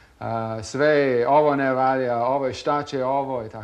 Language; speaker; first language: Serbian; non-native, fluent; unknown